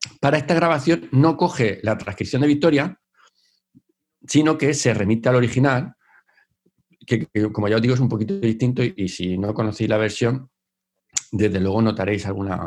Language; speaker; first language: Spanish; native; Spanish